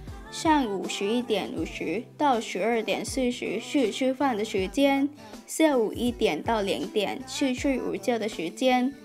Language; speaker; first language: Chinese; non-native, learner; Thai